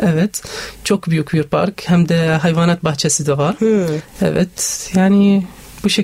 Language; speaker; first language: Turkish; non-native, learner; Arabic